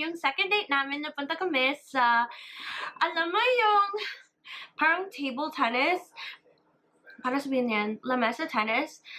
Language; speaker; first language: Filipino; early bilingual, heritage; English